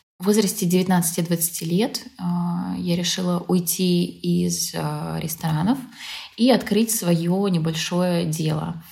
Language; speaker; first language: Russian; native; Russian